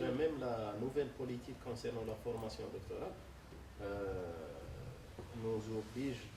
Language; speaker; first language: French; non-native, local second language; Arabic